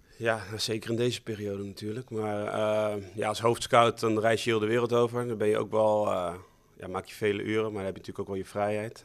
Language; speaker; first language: Dutch; native; Dutch